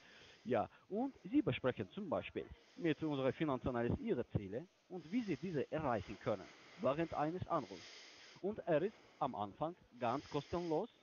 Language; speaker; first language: German; non-native, learner; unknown